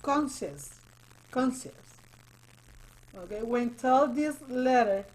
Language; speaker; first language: English; non-native, learner; Spanish